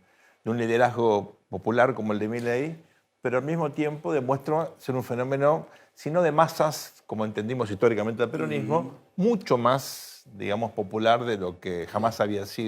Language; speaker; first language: Spanish; native; Spanish